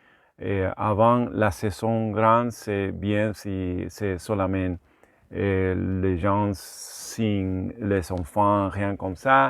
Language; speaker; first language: French; non-native, learner; Spanish